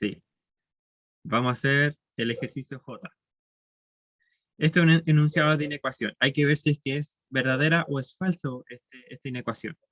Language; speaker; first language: Spanish; native; Spanish